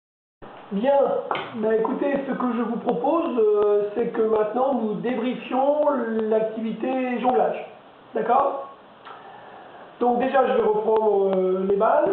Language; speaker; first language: French; native; French